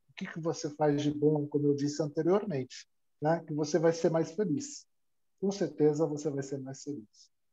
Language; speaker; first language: Portuguese; native; Portuguese